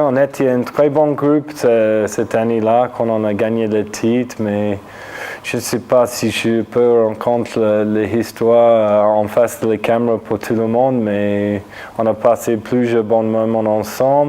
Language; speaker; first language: French; non-native, fluent; English